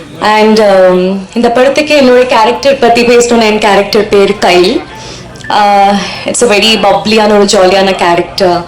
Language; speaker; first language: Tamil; non-native, local second language; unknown